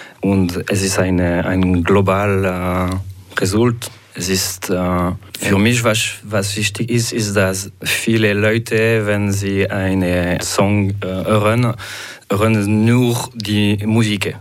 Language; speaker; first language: German; non-native, local second language; French